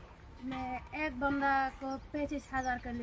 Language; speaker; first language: Hindi; non-native, learner; Rohingya